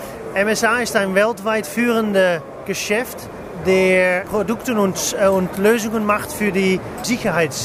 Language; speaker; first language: German; non-native, learner; English